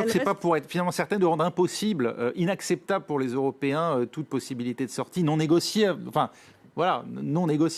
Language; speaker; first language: French; native; French